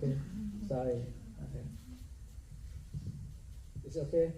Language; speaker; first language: English; non-native, learner; Thai